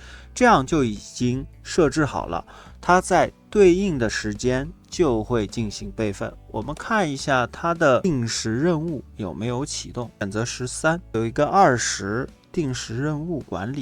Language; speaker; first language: Chinese; native; Chinese